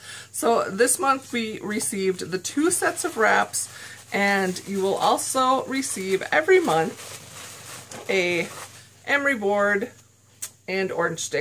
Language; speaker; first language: English; native; English